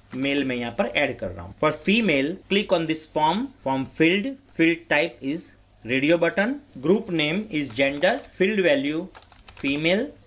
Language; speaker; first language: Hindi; non-native, local second language; Gujarati